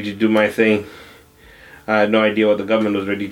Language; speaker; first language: English; non-native, local second language; Shona